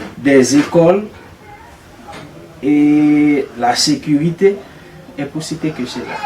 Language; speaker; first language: French; non-native, local second language; Haitian Creole